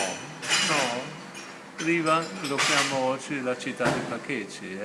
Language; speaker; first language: Italian; non-native, fluent; Danish